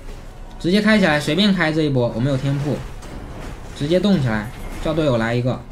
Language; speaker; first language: Chinese; native; Chinese